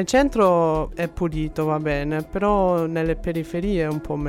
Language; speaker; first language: Italian; non-native, fluent; German